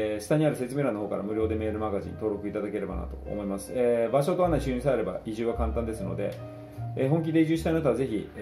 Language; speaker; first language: Japanese; native; Japanese